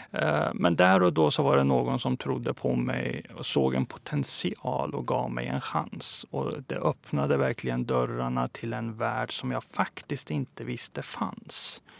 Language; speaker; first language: Swedish; early bilingual, other home language; Persian